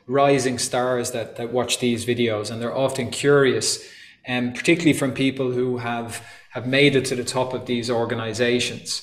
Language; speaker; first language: English; native; English